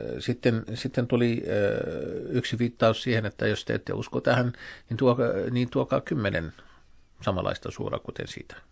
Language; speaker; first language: Finnish; non-native, fluent; Arabic